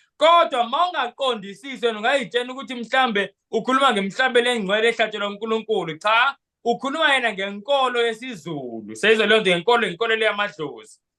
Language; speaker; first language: Zulu; non-native, local second language; Xhosa